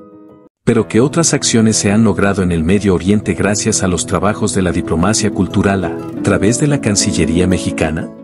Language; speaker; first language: Spanish; native; Spanish